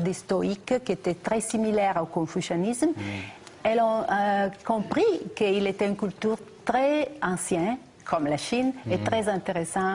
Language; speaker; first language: French; non-native, fluent; Italian